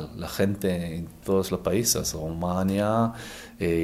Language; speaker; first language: Spanish; non-native, learner; Hebrew